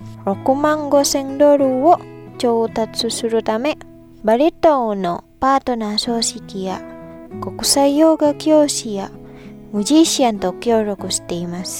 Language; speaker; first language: Japanese; non-native, fluent; Indonesian